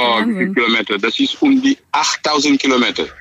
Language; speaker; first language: German; non-native, fluent; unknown